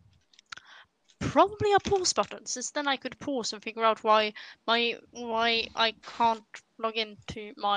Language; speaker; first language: English; non-native, fluent; Swedish